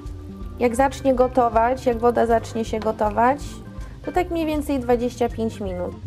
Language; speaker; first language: Polish; early bilingual, heritage; Polish